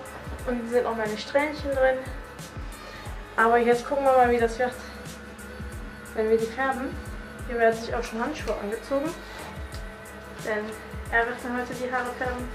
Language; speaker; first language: German; native; German